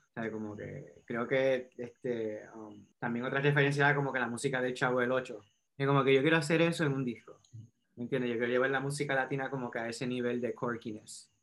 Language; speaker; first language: Spanish; native; Spanish